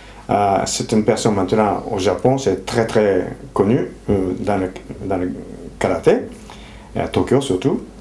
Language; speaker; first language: French; non-native, fluent; Japanese